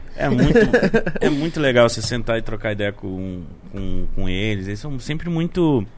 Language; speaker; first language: Portuguese; native; Portuguese